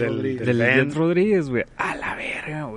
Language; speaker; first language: Spanish; native; Spanish